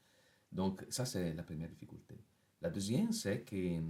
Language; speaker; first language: French; non-native, fluent; Italian